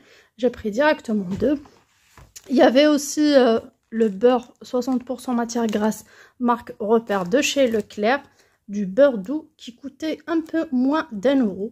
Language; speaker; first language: French; native; French